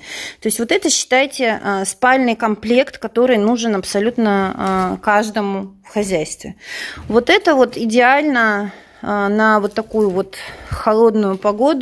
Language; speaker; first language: Russian; native; Russian